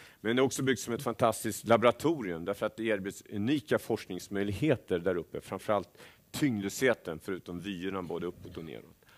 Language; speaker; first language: Swedish; native; Swedish